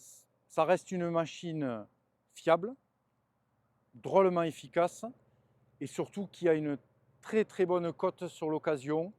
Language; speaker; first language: French; native; French